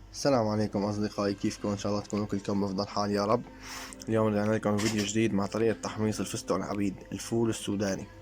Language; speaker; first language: Arabic; native; Arabic